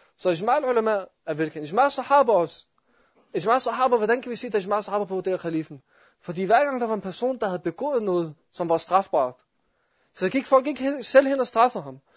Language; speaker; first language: Danish; early bilingual, other home language; Arabic